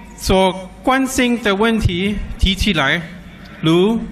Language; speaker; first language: Chinese; non-native, local second language; English